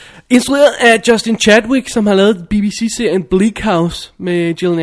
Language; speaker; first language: Danish; native; Danish